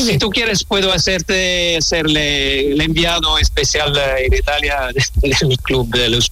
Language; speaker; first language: Spanish; non-native, learner; Italian